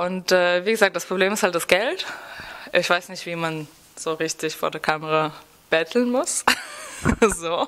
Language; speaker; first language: German; non-native, fluent; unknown